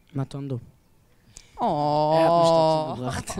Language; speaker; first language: German; native; German